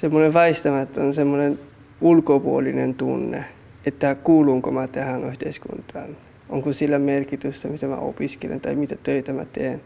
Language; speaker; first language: Finnish; non-native, fluent; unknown